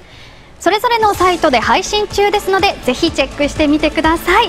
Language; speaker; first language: Japanese; native; Japanese